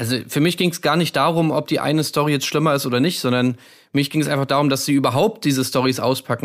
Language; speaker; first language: German; native; German